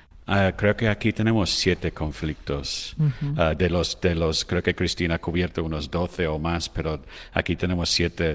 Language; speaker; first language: Spanish; non-native, fluent; English